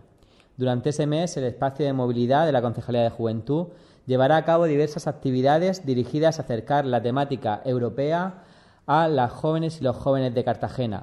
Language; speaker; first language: Spanish; native; Spanish